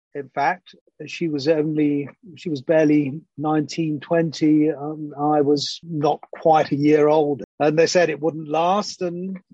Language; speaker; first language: English; early bilingual, other home language; Greek